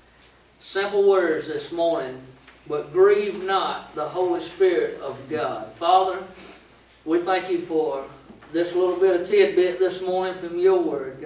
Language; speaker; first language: English; native; English